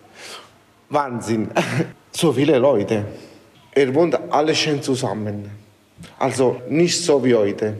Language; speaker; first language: German; non-native, learner; Italian